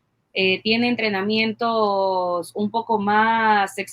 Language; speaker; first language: Spanish; native; Spanish